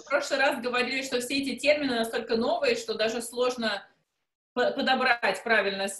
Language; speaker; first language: Russian; native; Russian